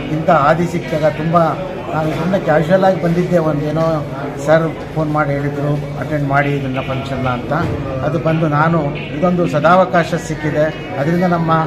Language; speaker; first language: Kannada; native; Kannada